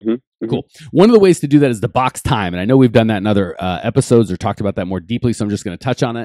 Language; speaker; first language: English; native; English